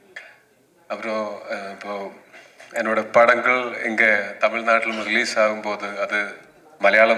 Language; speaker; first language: Tamil; non-native, learner; Malayalam